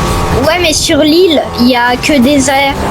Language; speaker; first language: French; native; French